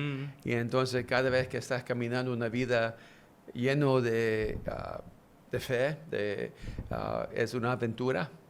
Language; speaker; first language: Spanish; early bilingual, heritage; English